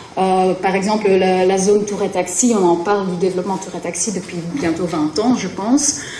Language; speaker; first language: French; non-native, local second language; Dutch